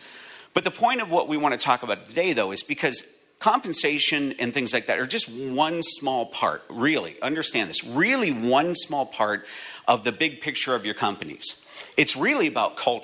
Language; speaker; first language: English; native; English